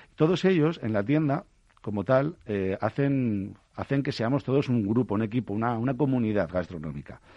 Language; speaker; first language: Spanish; native; Spanish